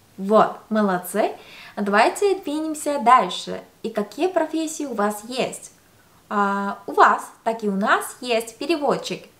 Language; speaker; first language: Russian; non-native, fluent; Korean